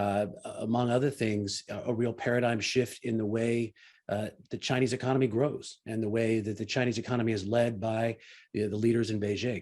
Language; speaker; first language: English; native; English